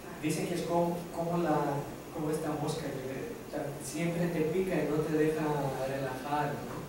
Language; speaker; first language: Spanish; non-native, fluent; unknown